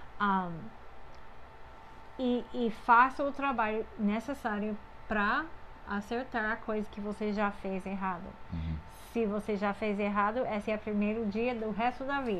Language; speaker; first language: Portuguese; non-native, fluent; English